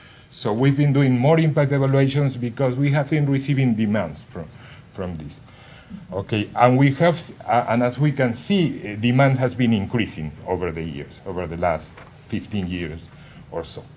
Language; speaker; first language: English; non-native, fluent; Spanish